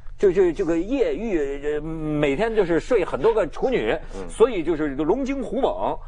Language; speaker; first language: Chinese; native; Chinese